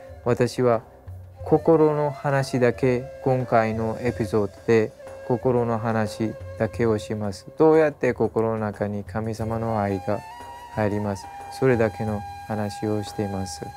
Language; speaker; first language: Japanese; non-native, learner; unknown